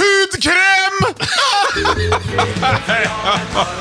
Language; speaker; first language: Swedish; native; Swedish